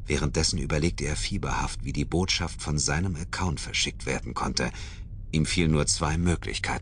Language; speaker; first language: German; native; German